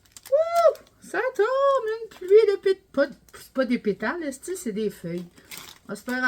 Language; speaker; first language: French; native; French